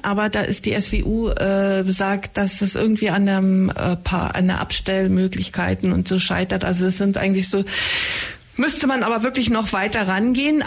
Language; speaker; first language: German; native; German